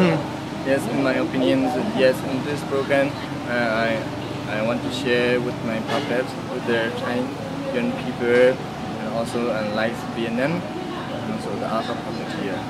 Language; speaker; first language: English; non-native, learner; Burmese